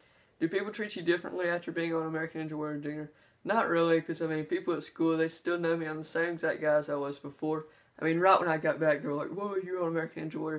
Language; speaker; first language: English; native; English